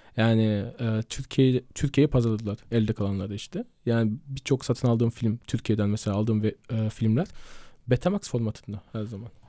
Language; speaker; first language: Turkish; early bilingual, heritage; Turkish